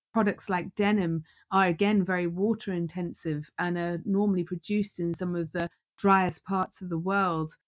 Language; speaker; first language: English; native; English